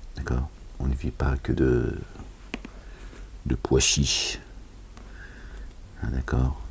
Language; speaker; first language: French; native; French